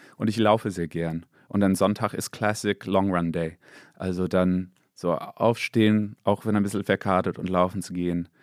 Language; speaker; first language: German; non-native, fluent; English